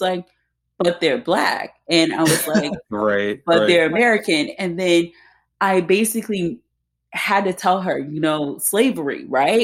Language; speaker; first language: English; native; English